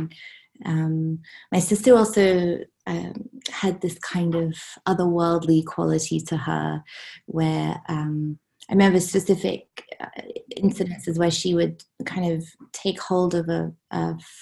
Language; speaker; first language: English; native; English